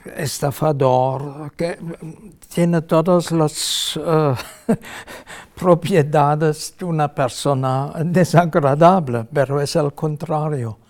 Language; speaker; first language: Spanish; non-native, fluent; German